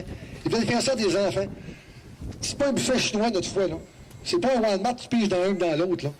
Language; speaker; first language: French; native; French